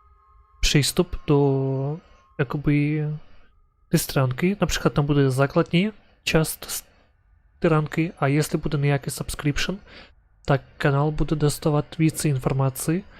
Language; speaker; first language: Czech; non-native, learner; Ukrainian